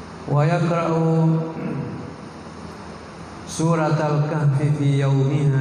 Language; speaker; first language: Arabic; non-native, fluent; Indonesian